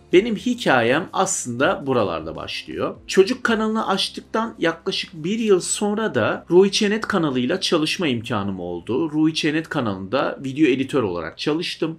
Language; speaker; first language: Turkish; early bilingual, heritage; Turkish